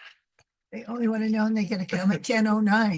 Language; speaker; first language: English; native; English